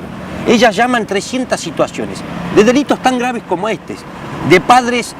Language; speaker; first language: Spanish; native; Spanish